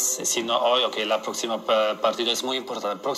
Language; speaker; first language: Spanish; non-native, learner; Polish